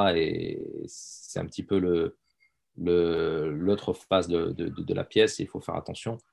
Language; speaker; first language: French; early bilingual, other home language; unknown